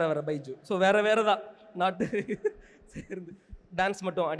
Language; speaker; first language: Tamil; native; Tamil